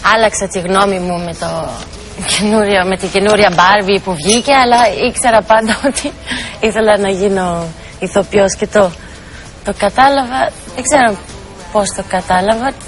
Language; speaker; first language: Greek; non-native, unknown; French